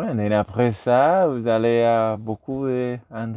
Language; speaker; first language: French; non-native, learner; Spanish